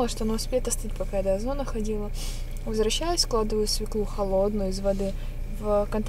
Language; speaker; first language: Russian; native; Russian